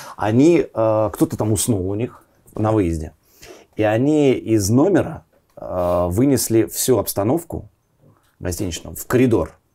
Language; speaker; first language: Russian; native; Russian